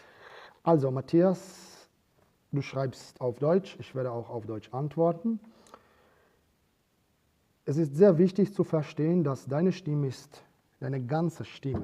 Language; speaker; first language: German; non-native, fluent; Russian